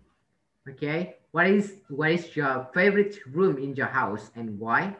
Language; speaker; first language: English; non-native, learner; Vietnamese